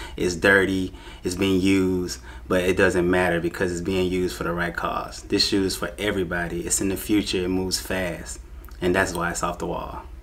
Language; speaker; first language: English; native; English